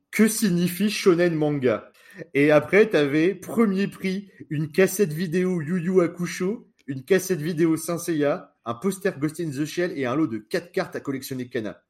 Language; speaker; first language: French; native; French